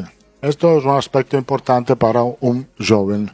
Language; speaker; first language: Portuguese; non-native, fluent; Spanish